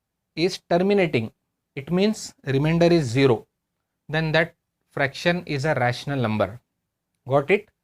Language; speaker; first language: English; non-native, local second language; Hindi